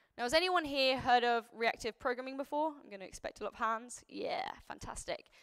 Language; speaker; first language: English; native; English